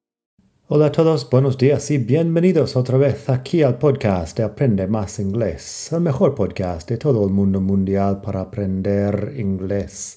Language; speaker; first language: Spanish; non-native, fluent; English